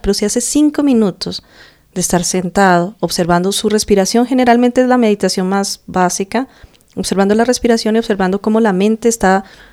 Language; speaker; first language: Spanish; native; Spanish